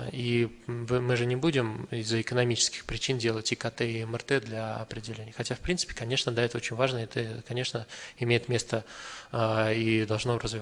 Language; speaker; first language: Russian; native; Russian